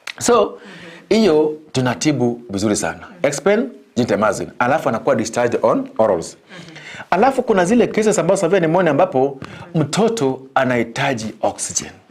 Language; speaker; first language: Swahili; non-native, local second language; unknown